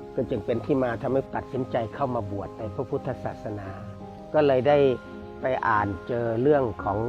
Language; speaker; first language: Thai; native; Thai